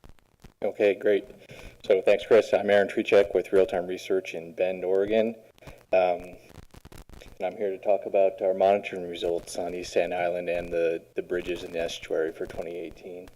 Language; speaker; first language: English; native; English